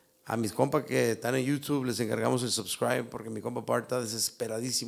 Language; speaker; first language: Spanish; early bilingual, heritage; Spanish